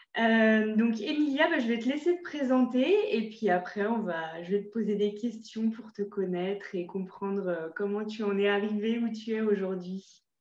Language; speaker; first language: French; native; French